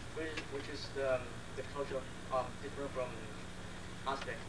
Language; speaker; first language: English; non-native, fluent; Chinese